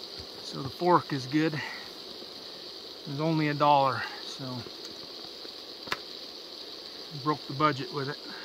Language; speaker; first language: English; native; English